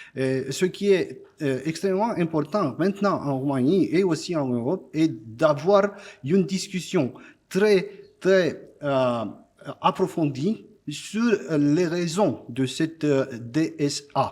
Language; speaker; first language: French; non-native, fluent; Romanian